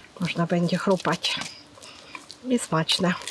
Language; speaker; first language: Polish; non-native, fluent; Ukrainian